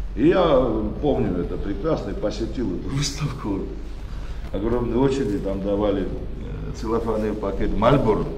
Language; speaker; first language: Russian; native; Russian